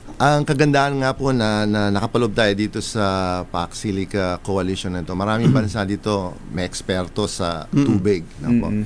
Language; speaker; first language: Filipino; non-native, local second language; Pampanga